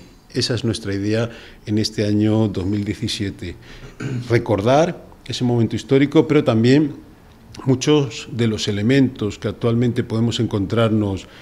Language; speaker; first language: Spanish; native; Spanish